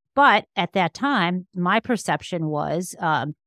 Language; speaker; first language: English; native; English